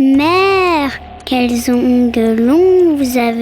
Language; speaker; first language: French; native; French